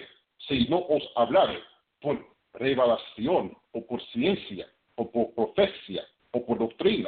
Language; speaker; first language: Spanish; non-native, fluent; English